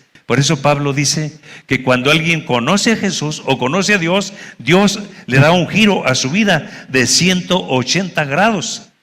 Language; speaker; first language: Spanish; native; Spanish